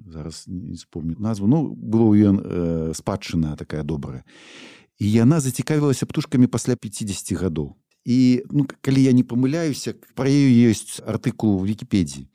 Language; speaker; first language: Belarusian; non-native, local second language; Russian